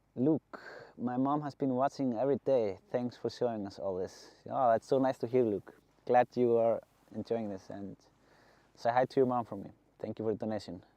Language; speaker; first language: English; non-native, fluent; Icelandic